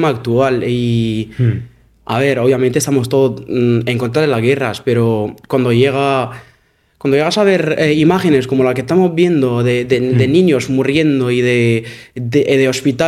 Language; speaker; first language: Spanish; non-native, fluent; Arabic